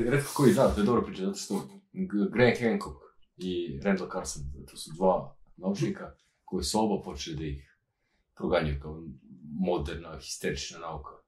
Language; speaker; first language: Serbian; non-native, local second language; Romanian